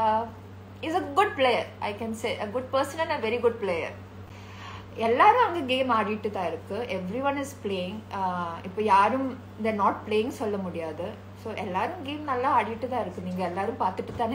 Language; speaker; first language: Tamil; non-native, learner; Malayalam